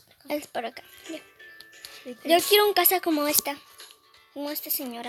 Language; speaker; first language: Spanish; early bilingual, heritage; Spanish